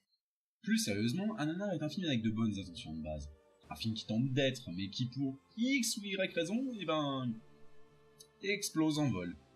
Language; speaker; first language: French; native; French